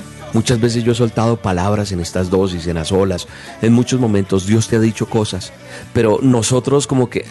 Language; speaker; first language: Spanish; native; Spanish